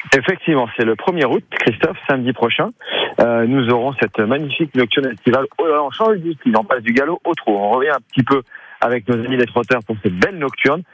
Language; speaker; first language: French; native; French